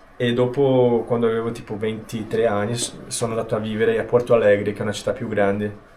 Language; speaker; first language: Italian; non-native, fluent; Portuguese